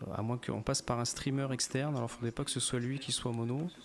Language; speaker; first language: French; native; French